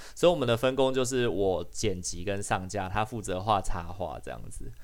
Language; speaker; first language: Chinese; non-native, local second language; Min Nan Chinese